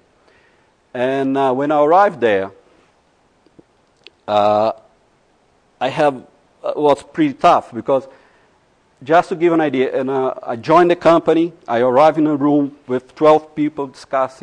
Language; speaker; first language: English; non-native, fluent; Portuguese